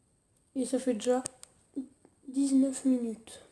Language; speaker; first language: French; native; French